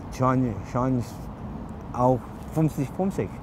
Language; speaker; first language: German; non-native, learner; English